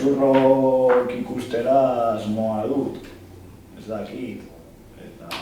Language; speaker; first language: Basque; non-native, local second language; Spanish